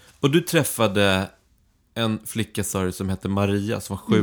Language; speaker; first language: Swedish; early bilingual, other home language; Persian